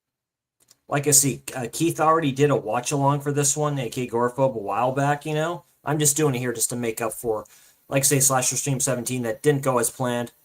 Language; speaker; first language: English; native; English